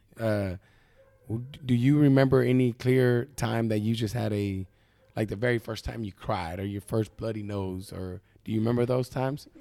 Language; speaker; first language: English; native; English